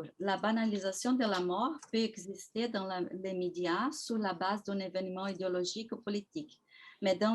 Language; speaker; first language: French; non-native, fluent; Portuguese